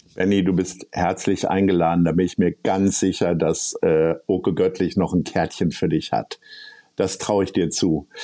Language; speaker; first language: German; native; German